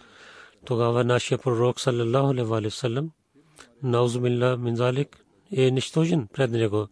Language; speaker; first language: Bulgarian; non-native, fluent; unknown